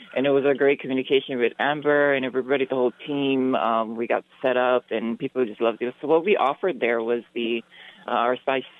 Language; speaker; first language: English; native; English